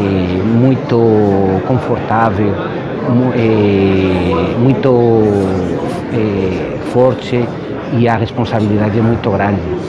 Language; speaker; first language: Spanish; non-native, fluent; Portuguese